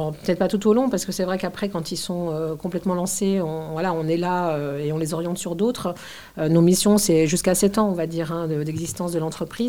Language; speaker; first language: French; native; French